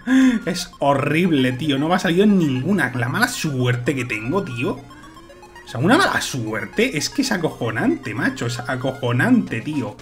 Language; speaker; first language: Spanish; native; Spanish